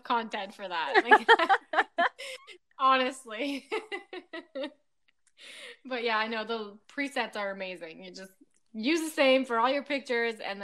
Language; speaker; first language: English; non-native, fluent; French